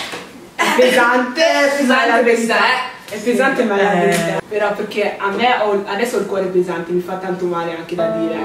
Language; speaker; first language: Italian; early bilingual, other home language; English